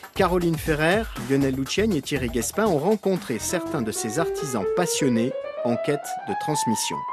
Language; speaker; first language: French; native; French